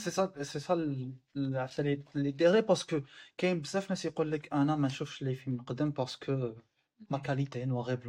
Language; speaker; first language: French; non-native, local second language; Arabic